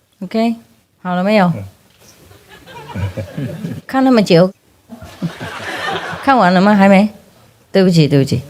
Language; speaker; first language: Chinese; non-native, fluent; Vietnamese